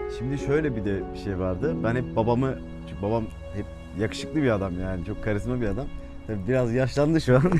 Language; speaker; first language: Turkish; early bilingual, heritage; Turkish